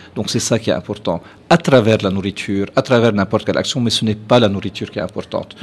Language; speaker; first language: French; non-native, local second language; Arabic